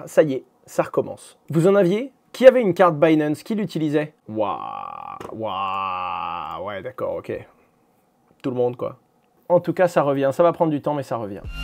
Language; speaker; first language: French; native; French